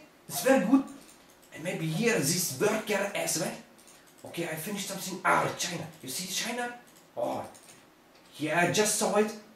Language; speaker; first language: English; non-native, learner; German